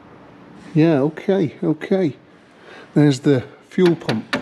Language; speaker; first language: English; native; English